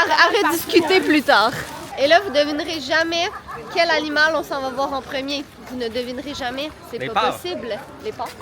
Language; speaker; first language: French; native; French